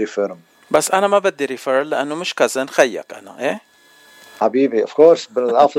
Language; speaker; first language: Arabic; native; Arabic